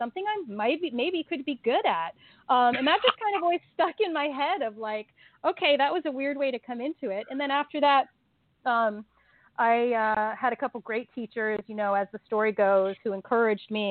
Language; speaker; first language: English; native; English